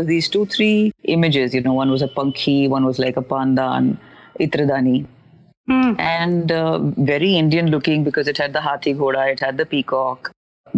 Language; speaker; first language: English; non-native, local second language; Hindi